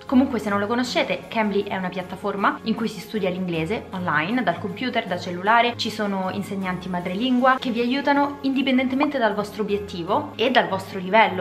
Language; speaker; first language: Italian; native; Italian